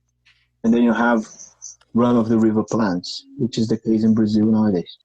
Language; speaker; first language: English; non-native, fluent; Portuguese